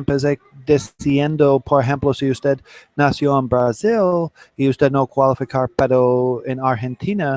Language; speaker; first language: Spanish; non-native, learner; English